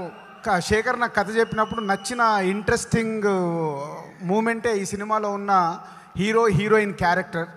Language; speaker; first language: Telugu; native; Telugu